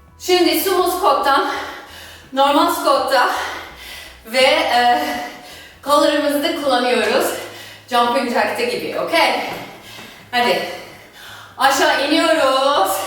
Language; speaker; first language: Turkish; non-native, fluent; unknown